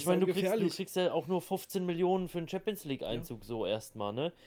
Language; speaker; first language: German; native; German